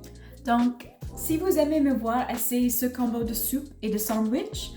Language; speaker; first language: French; non-native, learner; English